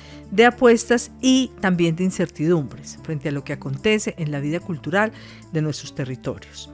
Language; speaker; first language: Spanish; native; Spanish